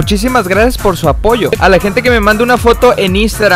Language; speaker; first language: Spanish; native; Spanish